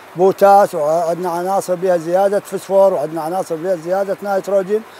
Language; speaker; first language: Arabic; native; Arabic